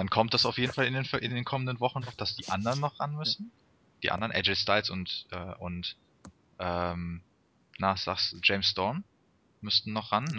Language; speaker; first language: German; native; German